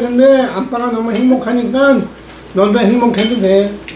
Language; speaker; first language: Korean; native; Korean